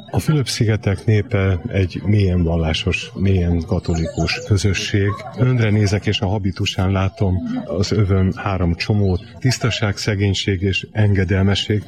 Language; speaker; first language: Hungarian; native; Hungarian